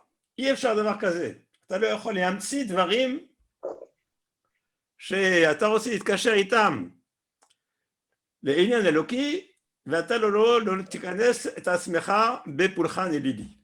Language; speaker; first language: Hebrew; non-native, fluent; French